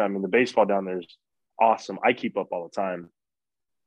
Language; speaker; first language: English; native; English